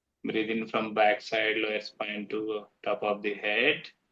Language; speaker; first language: English; non-native, local second language; Telugu